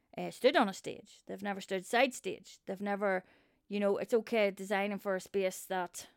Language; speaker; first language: English; native; English